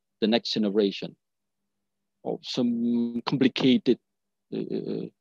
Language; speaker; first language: English; non-native, learner; Indonesian